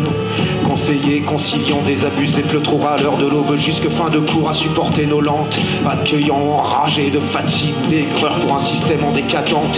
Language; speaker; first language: French; native; French